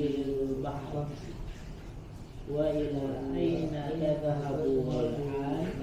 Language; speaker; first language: Arabic; non-native, learner; Indonesian